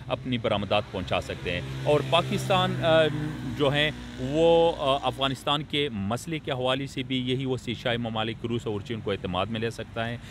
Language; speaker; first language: Urdu; non-native, local second language; Pashto